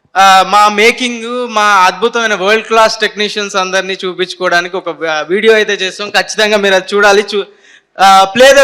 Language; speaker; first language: Telugu; native; Telugu